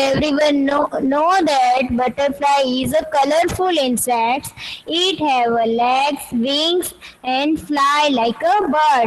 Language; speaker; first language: English; non-native, local second language; Hindi